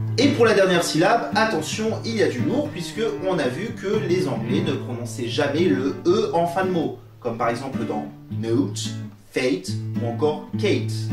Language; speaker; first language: French; native; French